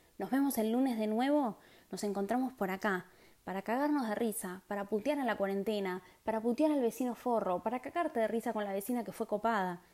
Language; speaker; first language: Spanish; native; Spanish